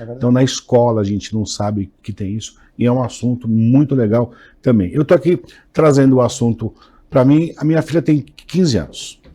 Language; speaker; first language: Portuguese; native; Portuguese